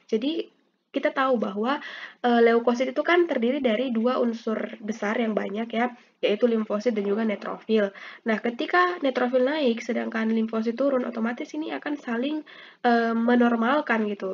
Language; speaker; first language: Indonesian; native; Indonesian